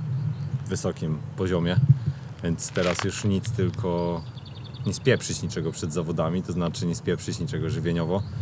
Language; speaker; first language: Polish; native; Polish